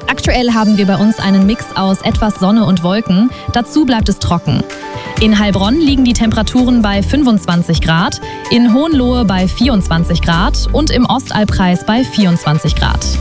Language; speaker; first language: German; native; German